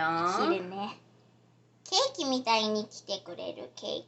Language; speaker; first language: Japanese; early bilingual, heritage; English